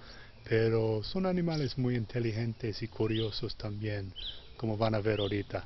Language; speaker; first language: Spanish; non-native, fluent; English